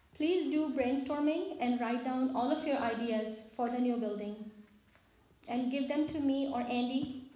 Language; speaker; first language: English; non-native, local second language; Urdu